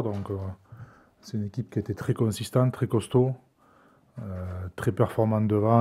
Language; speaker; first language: French; native; French